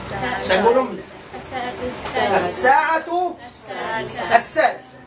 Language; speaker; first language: Arabic; non-native, fluent; Tausug